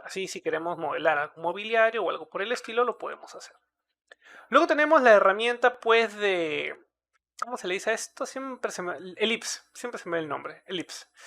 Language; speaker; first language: Spanish; native; Spanish